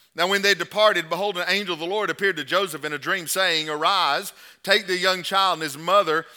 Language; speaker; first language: English; native; English